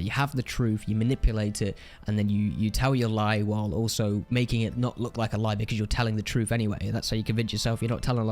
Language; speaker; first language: English; native; English